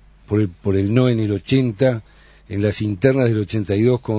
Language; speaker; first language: Spanish; native; Spanish